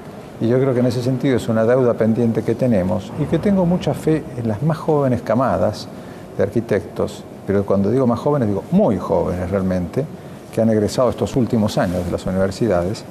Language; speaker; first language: Spanish; native; Spanish